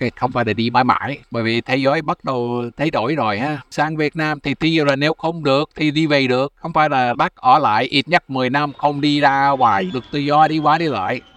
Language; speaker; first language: Vietnamese; non-native, fluent; English